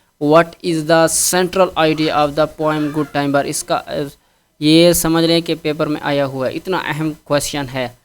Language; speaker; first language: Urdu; non-native, local second language; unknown